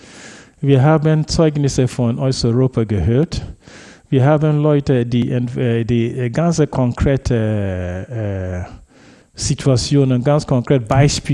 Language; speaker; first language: German; non-native, fluent; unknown